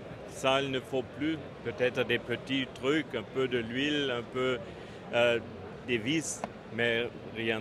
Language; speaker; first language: French; non-native, fluent; German